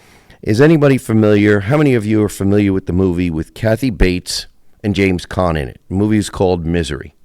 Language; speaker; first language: English; native; English